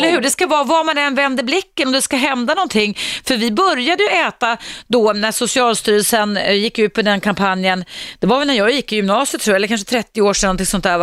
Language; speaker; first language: Swedish; native; Swedish